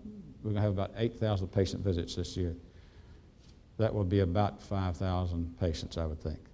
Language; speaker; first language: English; native; English